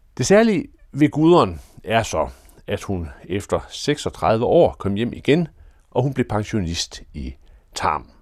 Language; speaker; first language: Danish; native; Danish